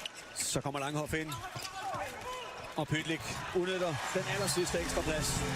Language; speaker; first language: Danish; native; Danish